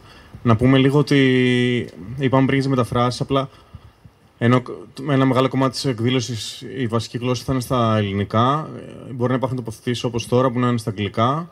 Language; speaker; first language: Greek; native; Greek